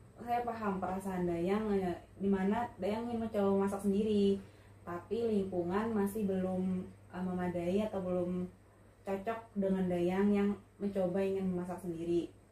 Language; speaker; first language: Indonesian; native; Indonesian